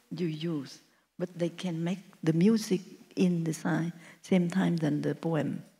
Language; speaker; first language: English; non-native, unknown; Vietnamese